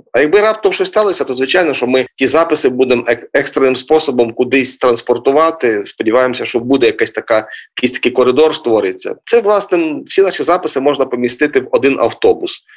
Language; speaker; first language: Ukrainian; native; Ukrainian